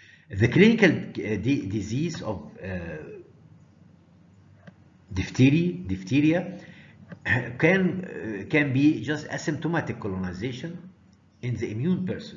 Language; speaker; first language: English; non-native, fluent; Arabic